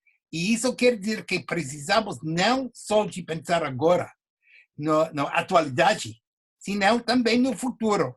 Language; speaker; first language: Portuguese; non-native, fluent; English